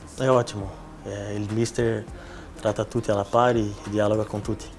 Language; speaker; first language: Italian; non-native, learner; Portuguese